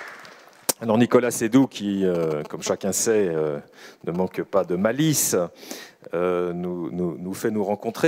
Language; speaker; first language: French; native; French